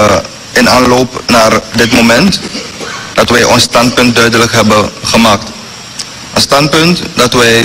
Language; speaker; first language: Dutch; non-native, local second language; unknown